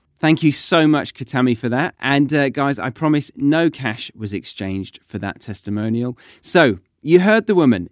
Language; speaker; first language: English; native; English